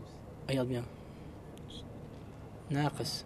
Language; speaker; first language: Arabic; non-native, fluent; French